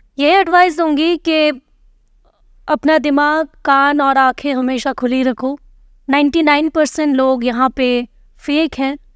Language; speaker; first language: Hindi; non-native, local second language; Bangla